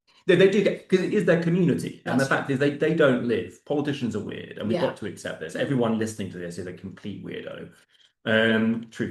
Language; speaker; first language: English; native; English